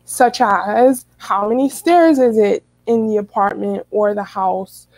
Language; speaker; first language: English; native; English